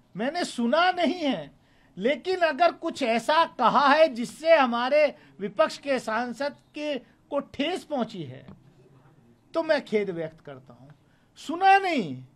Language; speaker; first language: Hindi; native; Hindi